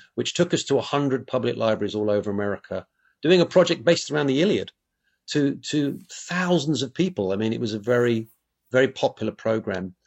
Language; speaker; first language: English; native; English